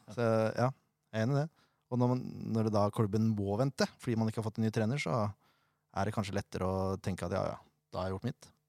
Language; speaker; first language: Norwegian; native; Norwegian